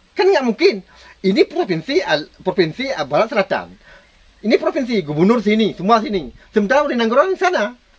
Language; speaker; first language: Malay; non-native, local second language; Minangkabau